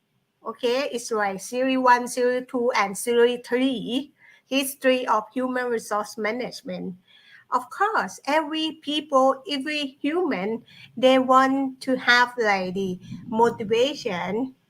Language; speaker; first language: English; non-native, learner; Thai